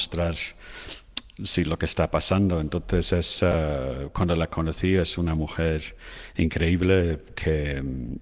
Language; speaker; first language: Spanish; non-native, fluent; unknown